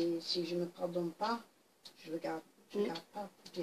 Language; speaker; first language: French; non-native, fluent; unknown